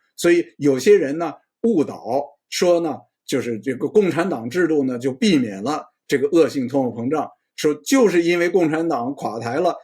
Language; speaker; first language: Chinese; native; Chinese